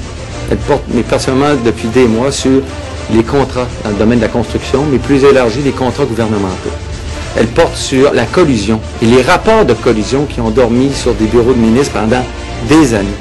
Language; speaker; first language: French; native; French